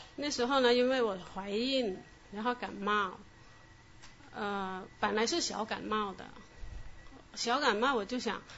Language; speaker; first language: Chinese; non-native, local second language; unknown